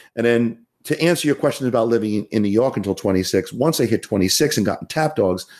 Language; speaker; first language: English; native; English